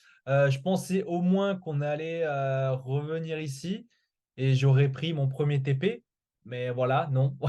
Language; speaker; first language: French; native; French